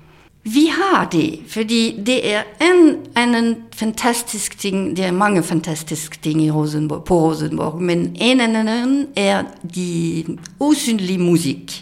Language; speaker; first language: Danish; non-native, fluent; French